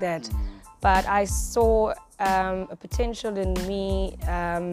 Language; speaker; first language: English; non-native, local second language; Zulu